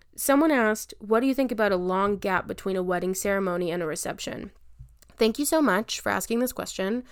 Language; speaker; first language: English; native; English